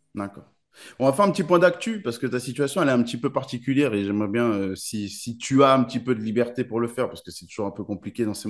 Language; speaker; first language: French; native; French